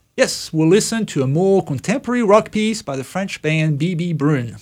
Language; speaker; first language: English; non-native, fluent; French